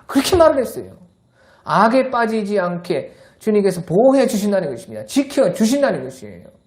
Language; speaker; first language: Korean; native; Korean